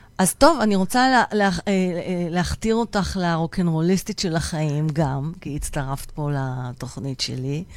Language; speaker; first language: Hebrew; native; Hebrew